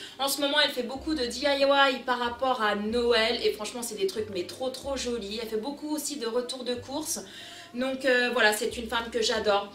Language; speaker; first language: French; early bilingual, other home language; Portuguese